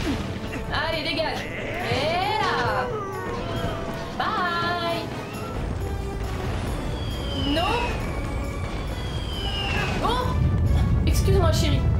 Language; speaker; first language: French; native; French